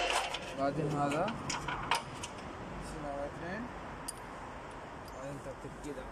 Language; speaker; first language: Arabic; non-native, learner; Malay